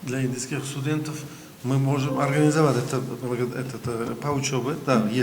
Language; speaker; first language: Russian; non-native, local second language; Uzbek